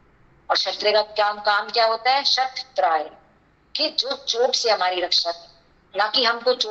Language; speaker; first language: Hindi; native; Hindi